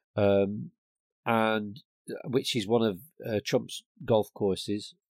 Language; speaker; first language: English; native; English